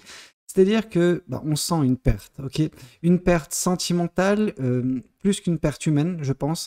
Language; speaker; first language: French; native; French